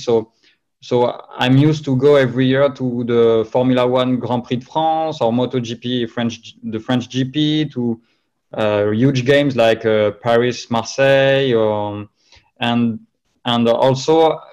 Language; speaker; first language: English; non-native, fluent; French